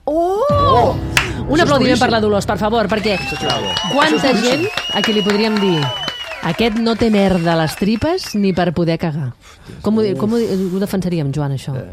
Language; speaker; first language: Catalan; native; Catalan